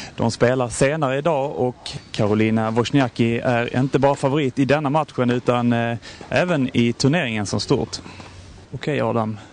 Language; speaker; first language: Swedish; native; Swedish